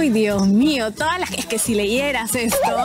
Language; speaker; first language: Spanish; native; Spanish